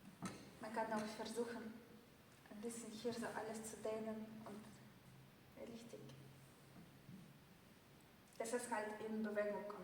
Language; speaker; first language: German; non-native, fluent; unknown